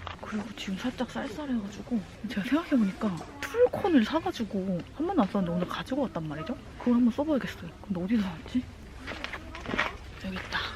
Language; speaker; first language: Korean; native; Korean